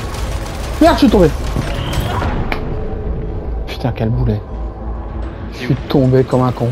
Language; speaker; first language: French; native; French